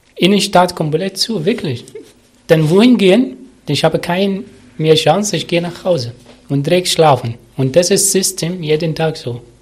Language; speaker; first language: German; non-native, learner; Arabic